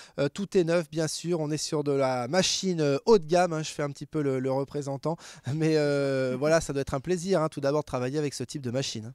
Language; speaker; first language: French; native; French